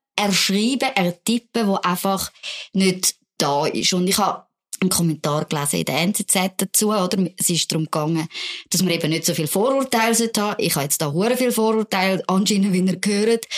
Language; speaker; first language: German; native; German